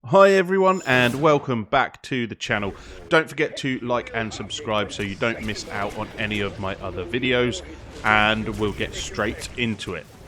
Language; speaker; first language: English; native; English